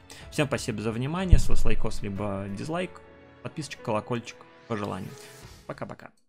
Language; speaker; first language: Russian; native; Russian